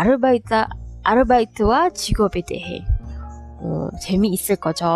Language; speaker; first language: Korean; non-native, fluent; Indonesian